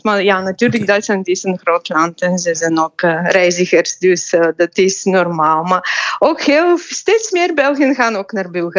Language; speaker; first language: Dutch; non-native, fluent; Bulgarian